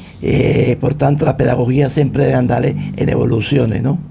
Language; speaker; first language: Italian; non-native, fluent; Spanish